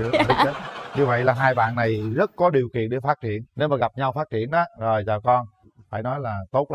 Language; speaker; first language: Vietnamese; native; Vietnamese